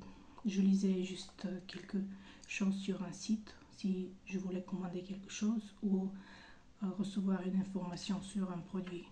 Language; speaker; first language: French; non-native, fluent; Bulgarian